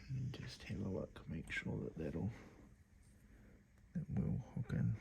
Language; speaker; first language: English; native; English